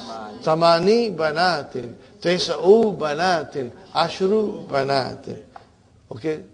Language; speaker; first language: Arabic; non-native, fluent; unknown